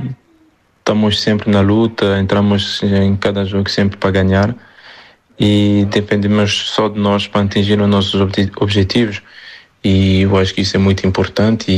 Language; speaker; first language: Portuguese; non-native, fluent; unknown